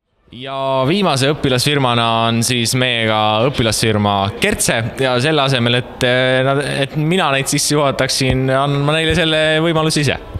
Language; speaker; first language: Estonian; native; Estonian